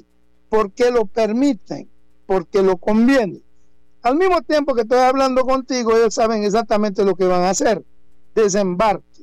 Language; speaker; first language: Spanish; non-native, fluent; Haitian Creole